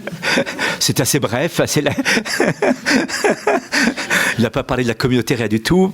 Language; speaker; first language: French; native; French